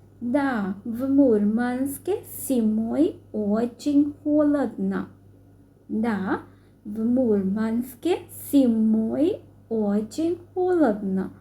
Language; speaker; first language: Russian; non-native, fluent; Sinhala